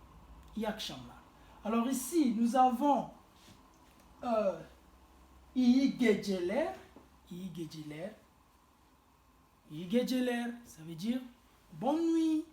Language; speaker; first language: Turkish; non-native, fluent; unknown